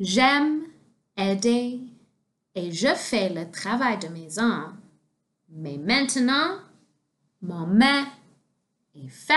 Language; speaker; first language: French; non-native, fluent; English